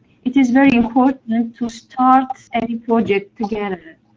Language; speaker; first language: English; non-native, learner; Armenian